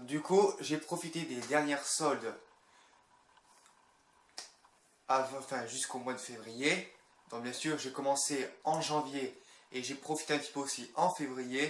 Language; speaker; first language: French; native; French